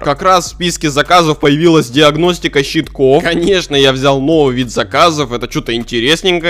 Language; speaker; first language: Russian; native; Russian